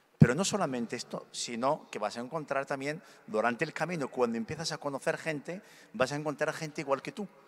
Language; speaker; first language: Spanish; early bilingual, other home language; Berber languages